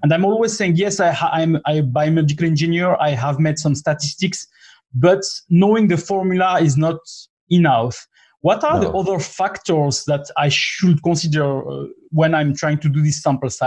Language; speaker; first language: English; non-native, fluent; French